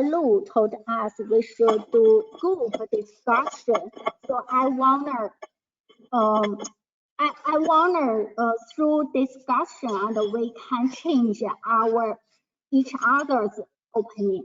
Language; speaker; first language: English; non-native, learner; Chinese